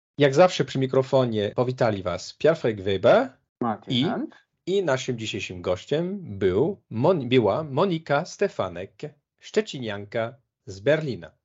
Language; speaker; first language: Polish; non-native, fluent; French